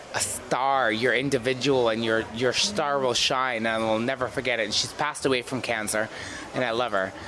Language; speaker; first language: English; native; English